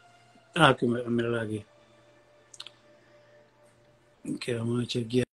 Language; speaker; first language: Spanish; native; Spanish